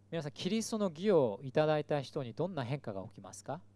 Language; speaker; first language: Japanese; early bilingual, other home language; Korean